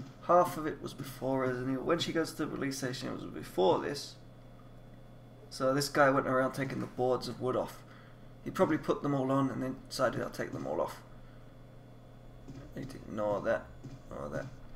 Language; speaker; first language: English; native; English